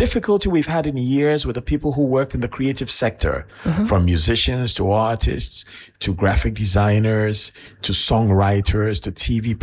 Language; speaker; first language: English; non-native, local second language; Akan